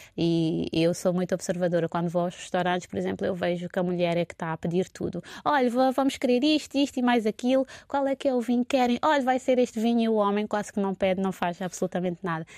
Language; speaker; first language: Portuguese; non-native, local second language; Kabuverdianu